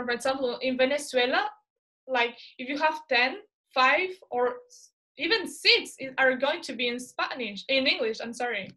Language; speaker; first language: English; non-native, fluent; Spanish